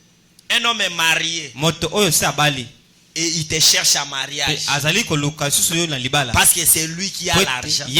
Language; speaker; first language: Haitian Creole; non-native, local second language; Lingala